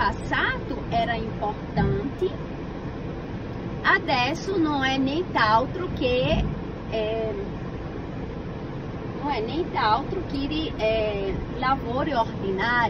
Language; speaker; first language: Italian; non-native, fluent; Portuguese